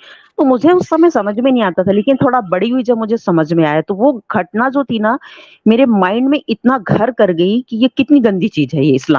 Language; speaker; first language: Hindi; native; Hindi